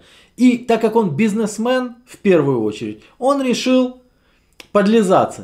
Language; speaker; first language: Russian; native; Russian